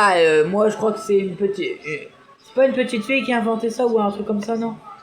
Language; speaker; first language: French; native; French